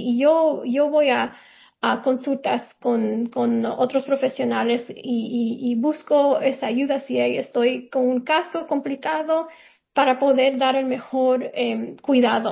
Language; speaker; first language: Spanish; early bilingual, heritage; Spanish